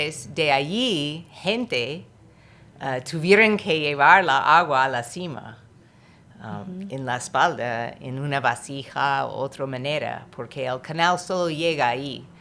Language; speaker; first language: Spanish; non-native, fluent; English